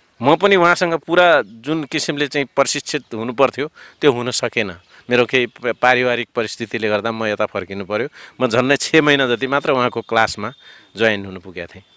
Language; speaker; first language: Nepali; native; Nepali